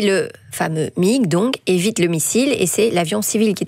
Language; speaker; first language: French; native; French